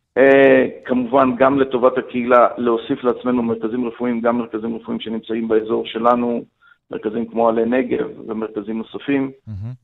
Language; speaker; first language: Hebrew; non-native, fluent; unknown